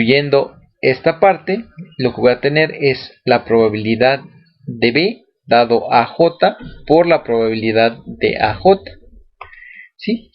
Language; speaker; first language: Spanish; native; Spanish